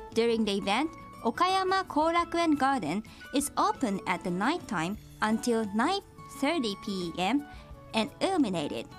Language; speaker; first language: English; non-native, fluent; Japanese